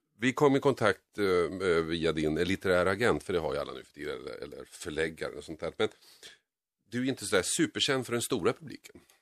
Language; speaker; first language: Swedish; native; Swedish